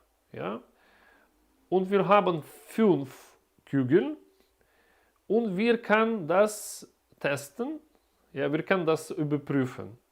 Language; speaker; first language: German; non-native, learner; Russian